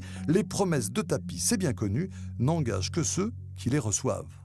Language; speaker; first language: French; native; French